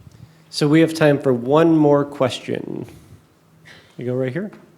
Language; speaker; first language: English; native; English